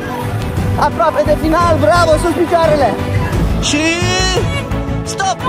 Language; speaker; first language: Romanian; native; Romanian